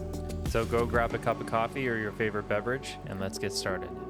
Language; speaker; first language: English; native; English